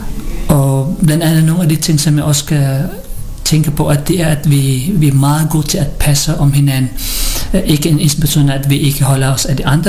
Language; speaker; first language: Danish; early bilingual, other home language; Filipino